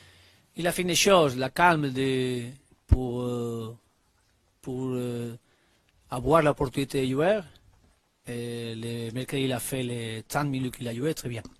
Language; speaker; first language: French; non-native, learner; Spanish